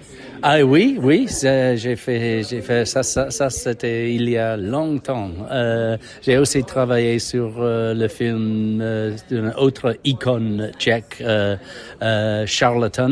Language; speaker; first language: French; non-native, fluent; English